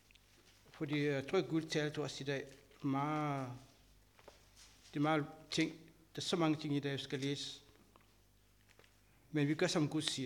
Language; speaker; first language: Danish; non-native, fluent; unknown